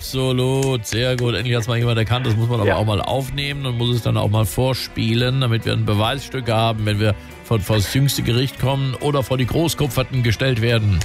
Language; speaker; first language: German; native; German